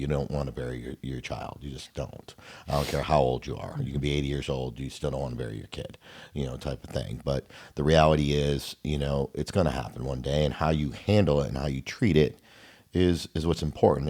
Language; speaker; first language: English; native; English